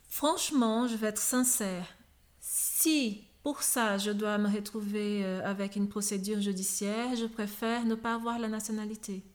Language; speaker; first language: French; non-native, fluent; Portuguese